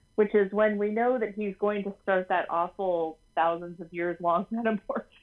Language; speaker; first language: English; native; English